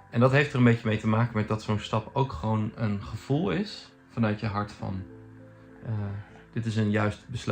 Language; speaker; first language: Dutch; native; Dutch